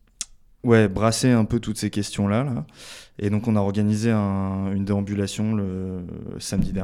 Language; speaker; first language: French; native; French